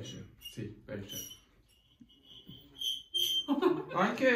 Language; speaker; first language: Italian; non-native, learner; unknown